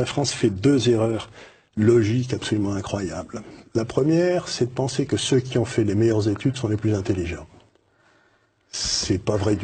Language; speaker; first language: French; native; French